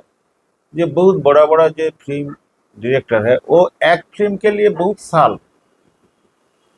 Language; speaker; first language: Hindi; non-native, local second language; Bangla